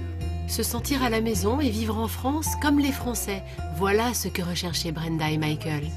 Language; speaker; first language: French; native; French